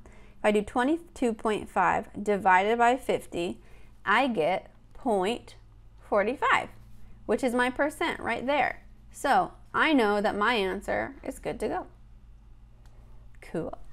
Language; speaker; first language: English; native; English